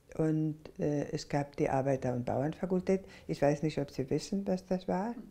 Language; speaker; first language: German; non-native, fluent; Spanish